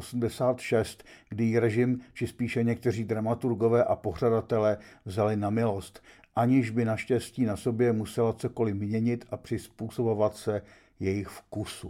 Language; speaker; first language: Czech; native; Czech